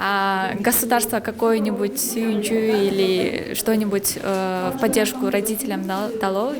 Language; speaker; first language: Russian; non-native, local second language; Kyrgyz